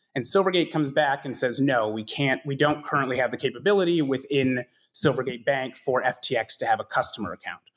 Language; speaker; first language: English; native; English